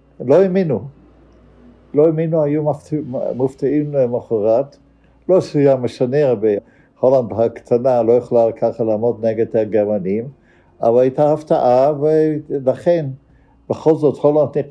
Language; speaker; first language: Hebrew; non-native, fluent; Dutch